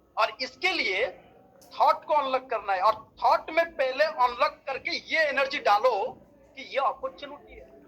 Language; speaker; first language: Hindi; non-native, local second language; Odia